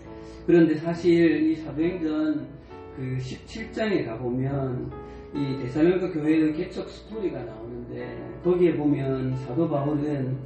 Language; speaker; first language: Korean; native; Korean